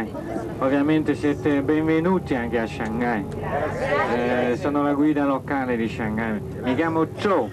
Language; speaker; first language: Italian; non-native, fluent; Chinese